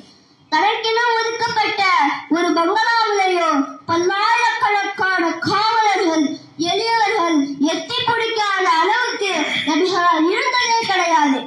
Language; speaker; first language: Tamil; native; Tamil